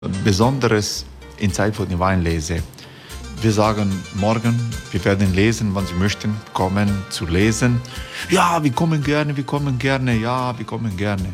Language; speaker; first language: German; non-native, learner; Croatian